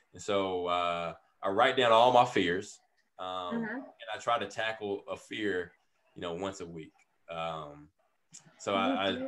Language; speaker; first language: English; native; English